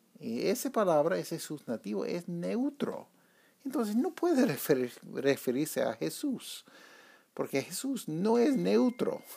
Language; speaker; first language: Spanish; non-native, fluent; English